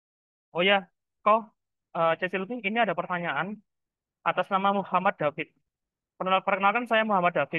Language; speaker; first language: Indonesian; native; Indonesian